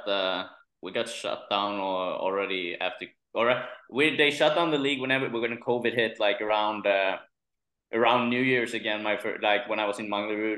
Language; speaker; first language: English; non-native, fluent; Swedish